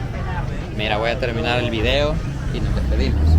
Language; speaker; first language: Spanish; early bilingual, heritage; Spanish